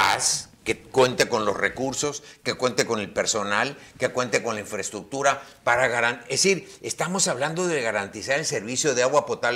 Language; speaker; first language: Spanish; native; Spanish